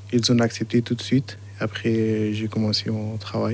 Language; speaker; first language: French; non-native, learner; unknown